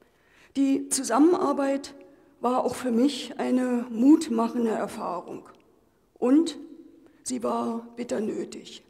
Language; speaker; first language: German; native; German